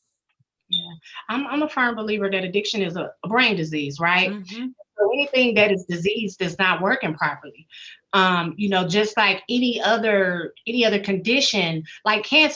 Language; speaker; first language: English; native; English